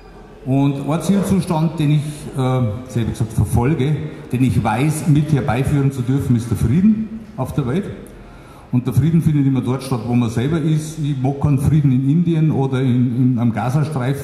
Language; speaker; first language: German; native; German